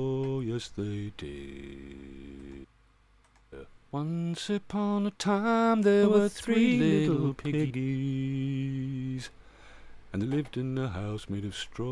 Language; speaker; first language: English; native; English